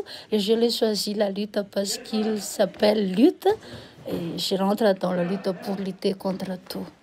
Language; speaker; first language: French; non-native, local second language; Malagasy